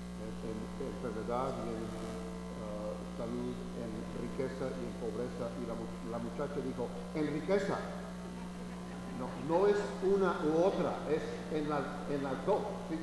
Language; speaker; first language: Spanish; non-native, fluent; English